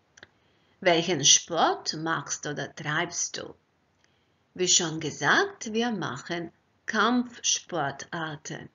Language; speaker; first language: German; non-native, fluent; Croatian